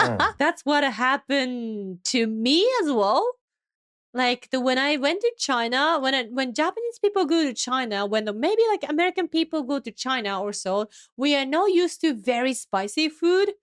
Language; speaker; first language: English; non-native, fluent; Japanese